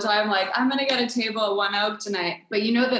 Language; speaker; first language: English; non-native, fluent; French